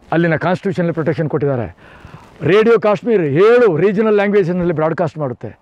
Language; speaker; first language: Kannada; non-native, local second language; Kodava